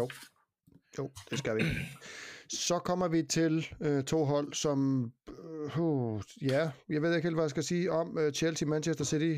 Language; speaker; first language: Danish; native; Danish